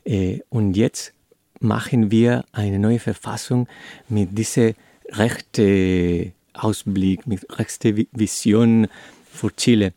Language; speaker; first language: German; non-native, learner; Spanish